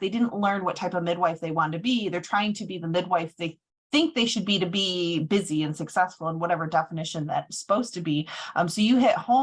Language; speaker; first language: English; native; English